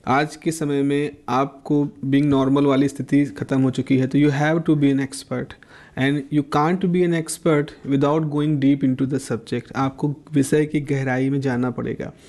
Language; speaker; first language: Hindi; native; Hindi